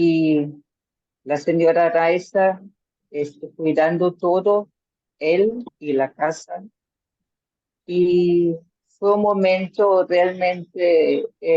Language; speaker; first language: Spanish; non-native, fluent; German